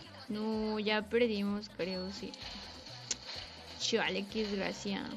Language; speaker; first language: Spanish; native; Spanish